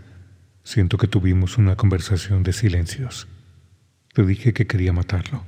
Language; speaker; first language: Spanish; native; Spanish